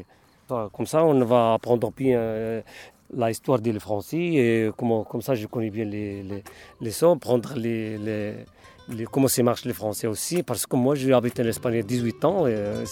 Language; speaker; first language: French; non-native, learner; Spanish